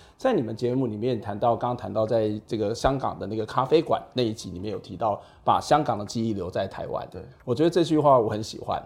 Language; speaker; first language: Chinese; native; Chinese